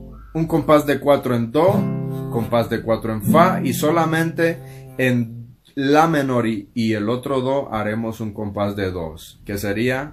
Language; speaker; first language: Spanish; native; Spanish